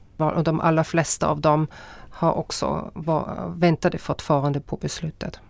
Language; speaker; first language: Swedish; non-native, fluent; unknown